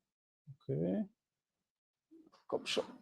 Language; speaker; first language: French; non-native, fluent; German